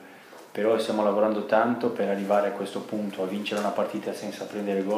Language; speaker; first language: Italian; non-native, fluent; Portuguese